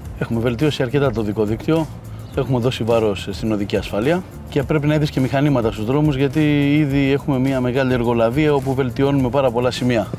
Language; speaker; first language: Greek; native; Greek